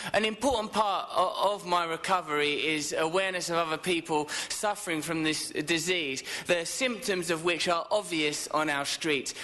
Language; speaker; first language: English; native; English